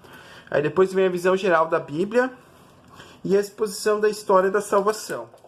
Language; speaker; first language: Portuguese; native; Portuguese